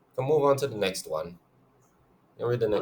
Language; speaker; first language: English; native; English